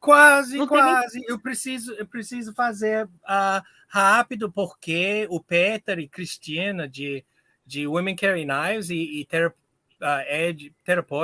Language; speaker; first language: Portuguese; non-native, learner; English